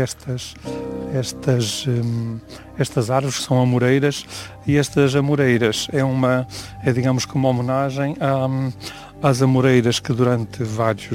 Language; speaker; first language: Portuguese; native; Portuguese